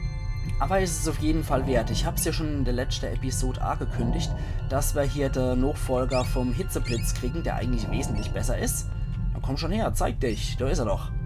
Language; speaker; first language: German; native; German